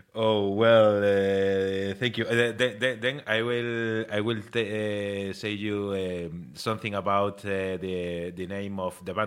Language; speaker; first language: English; non-native, learner; Spanish